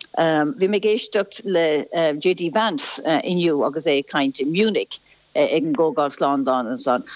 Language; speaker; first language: Irish; non-native, local second language; English